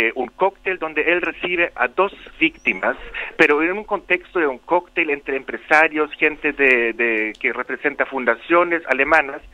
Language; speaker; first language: Spanish; non-native, local second language; German